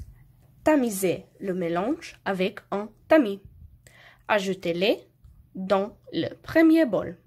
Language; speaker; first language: French; non-native, learner; Slovenian